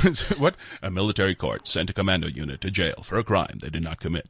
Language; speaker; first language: English; native; English